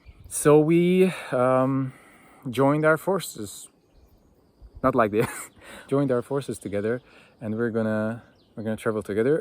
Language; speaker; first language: English; non-native, fluent; Hungarian